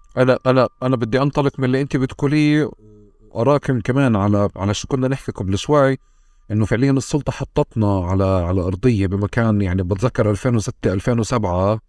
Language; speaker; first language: Arabic; native; Arabic